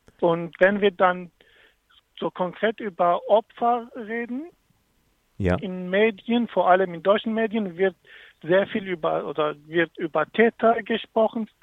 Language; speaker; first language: German; non-native, fluent; Kurdish